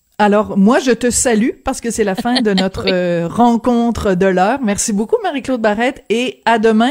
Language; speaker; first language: French; native; French